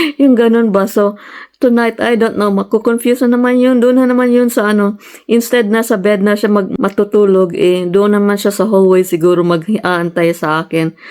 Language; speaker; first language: Filipino; non-native, local second language; Cebuano